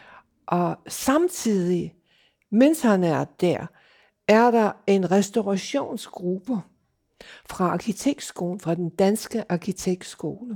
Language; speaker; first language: Danish; non-native, fluent; English